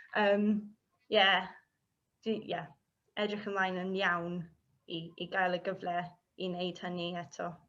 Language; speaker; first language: Welsh; non-native, learner; English